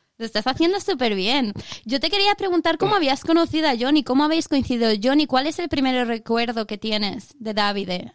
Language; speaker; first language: Spanish; non-native, learner; Chinese